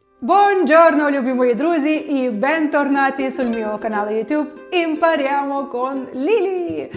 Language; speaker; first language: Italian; non-native, fluent; Ukrainian